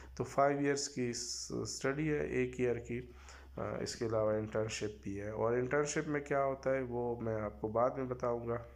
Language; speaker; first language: Urdu; non-native, local second language; Pashto